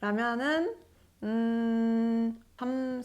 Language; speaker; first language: Korean; non-native, learner; French